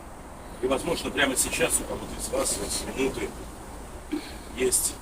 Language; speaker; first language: Russian; native; Russian